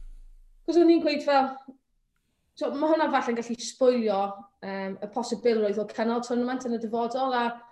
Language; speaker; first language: Welsh; native; Welsh